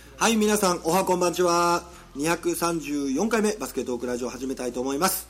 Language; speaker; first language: Japanese; native; Japanese